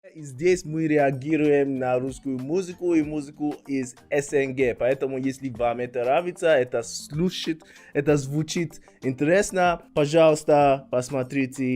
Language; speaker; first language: Russian; non-native, fluent; English